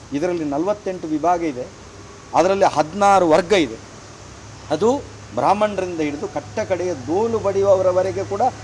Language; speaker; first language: Kannada; non-native, local second language; Tulu